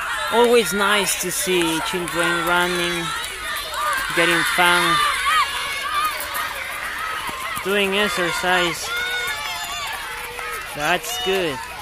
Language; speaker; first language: English; non-native, learner; Spanish